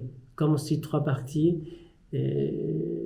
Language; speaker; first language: French; non-native, fluent; Chinese